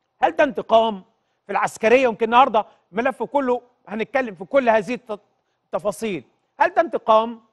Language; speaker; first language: Arabic; native; Arabic